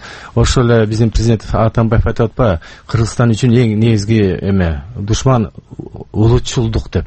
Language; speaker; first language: Kyrgyz; native; Kyrgyz